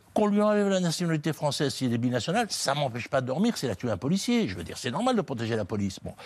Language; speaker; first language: French; native; French